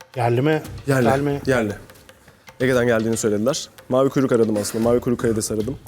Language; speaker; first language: Turkish; native; Turkish